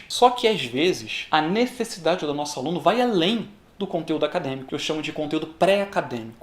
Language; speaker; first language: Portuguese; native; Portuguese